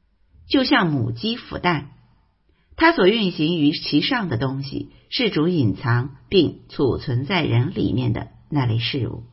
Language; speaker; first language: Chinese; native; Chinese